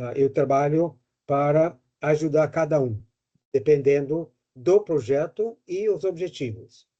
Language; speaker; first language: Portuguese; non-native, fluent; English